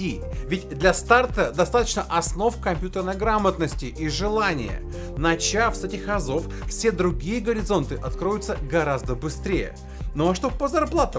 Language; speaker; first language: Russian; native; Russian